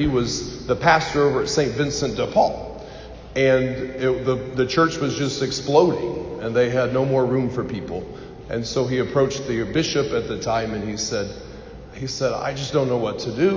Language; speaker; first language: English; native; English